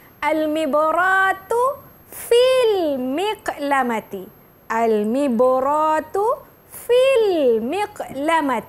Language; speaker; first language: Arabic; non-native, learner; Malay